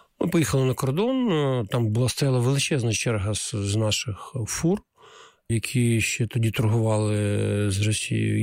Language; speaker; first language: Ukrainian; non-native, local second language; Russian